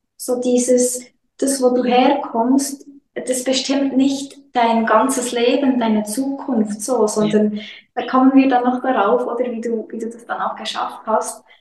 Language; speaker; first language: German; native; German